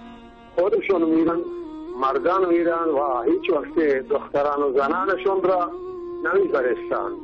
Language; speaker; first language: Persian; non-native, local second language; Baluchi